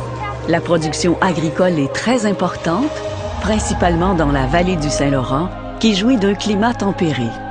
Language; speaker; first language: French; native; French